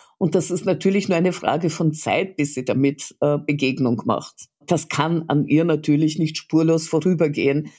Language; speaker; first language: German; early bilingual, other home language; Russian